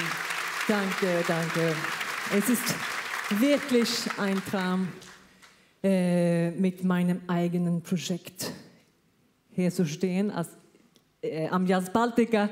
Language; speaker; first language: German; non-native, learner; Swedish